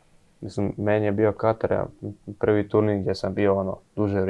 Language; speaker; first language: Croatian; early bilingual, heritage; Croatian